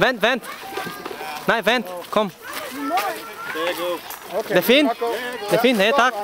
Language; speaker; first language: Danish; non-native, learner; Romanian